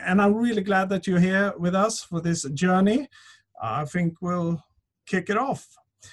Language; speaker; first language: English; non-native, fluent; Swedish